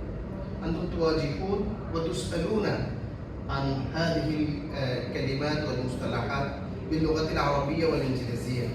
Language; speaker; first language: Arabic; non-native, fluent; Bangla